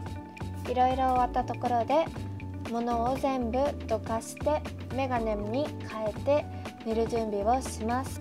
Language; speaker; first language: Japanese; early bilingual, heritage; Japanese